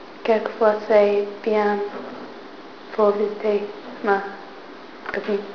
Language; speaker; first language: French; non-native, learner; English